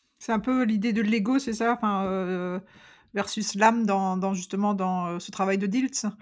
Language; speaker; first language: French; native; French